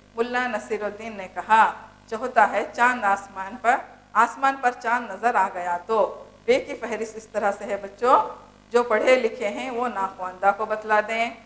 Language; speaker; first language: Urdu; native; Urdu